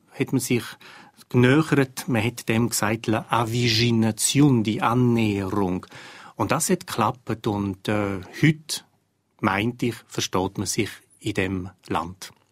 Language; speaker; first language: German; non-native, local second language; Romansh